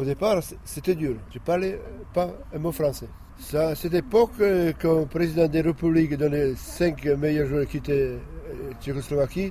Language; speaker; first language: French; non-native, learner; Slovak